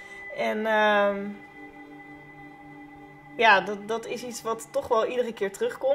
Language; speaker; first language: Dutch; native; Dutch